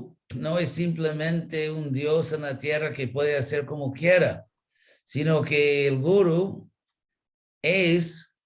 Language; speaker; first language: Spanish; non-native, fluent; English